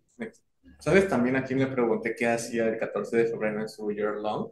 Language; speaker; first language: Spanish; native; Spanish